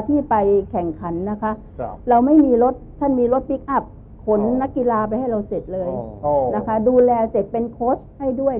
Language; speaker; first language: Thai; native; Thai